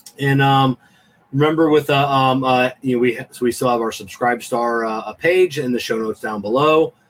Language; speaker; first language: English; native; English